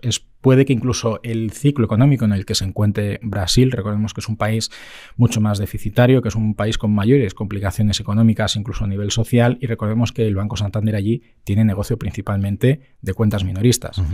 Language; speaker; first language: Spanish; native; Spanish